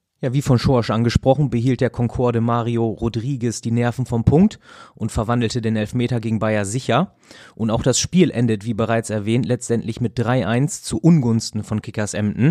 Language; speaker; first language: German; native; German